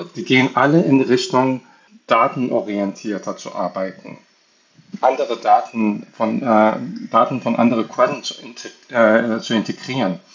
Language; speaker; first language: German; non-native, fluent; Persian